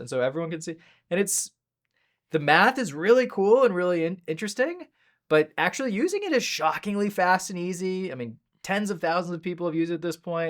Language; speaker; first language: English; native; English